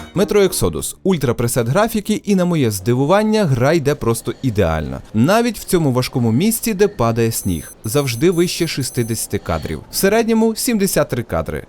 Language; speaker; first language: Ukrainian; non-native, local second language; Russian